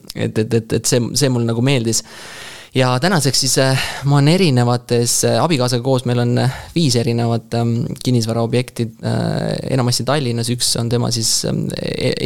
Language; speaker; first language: Estonian; native; Estonian